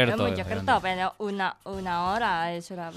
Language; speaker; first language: Catalan; non-native, learner; Indonesian